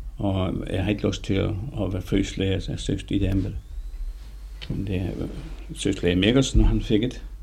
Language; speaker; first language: Danish; native; Danish